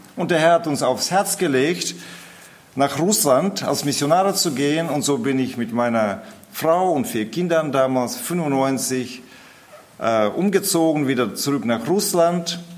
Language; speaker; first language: German; early bilingual, heritage; German